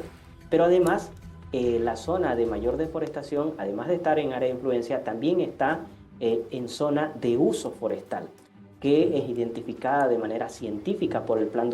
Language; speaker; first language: Spanish; native; Spanish